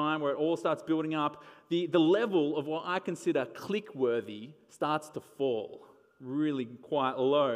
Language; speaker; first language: English; native; English